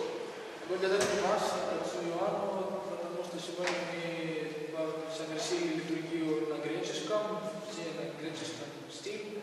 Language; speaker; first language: Russian; non-native, learner; Greek